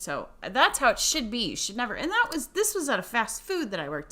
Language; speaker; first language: English; native; English